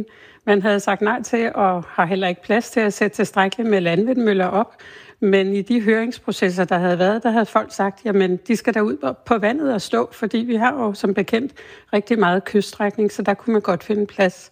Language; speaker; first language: Danish; native; Danish